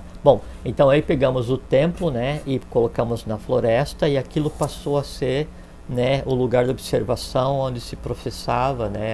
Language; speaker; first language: Portuguese; native; Portuguese